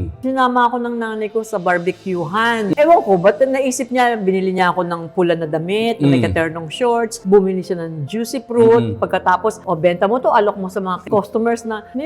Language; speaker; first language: Filipino; native; Filipino